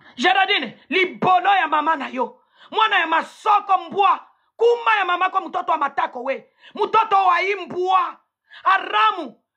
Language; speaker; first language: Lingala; non-native, local second language; Swahili